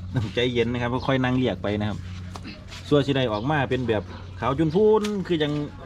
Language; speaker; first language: Thai; non-native, local second language; Northeastern Thai